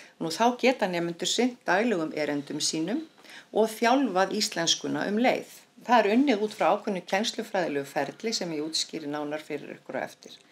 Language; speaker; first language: Icelandic; native; Icelandic